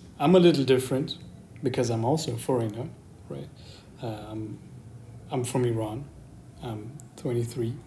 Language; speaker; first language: English; non-native, fluent; Persian